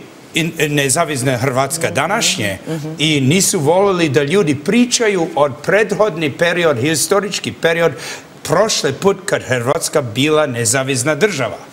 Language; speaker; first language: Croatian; early bilingual, heritage; English